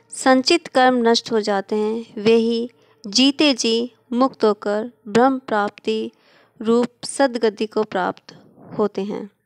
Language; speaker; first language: Hindi; native; Hindi